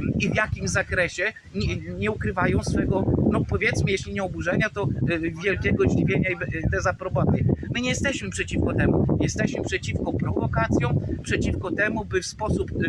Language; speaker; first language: Polish; native; Polish